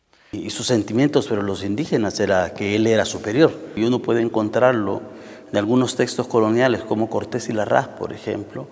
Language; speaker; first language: Spanish; native; Spanish